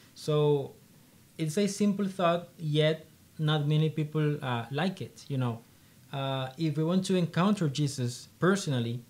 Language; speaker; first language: English; non-native, fluent; Spanish